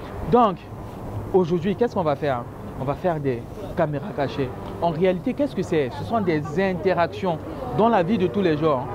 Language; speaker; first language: French; native; French